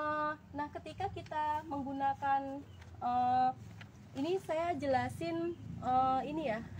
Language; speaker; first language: Indonesian; native; Indonesian